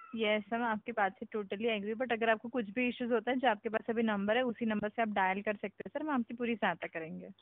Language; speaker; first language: Hindi; non-native, local second language; Marathi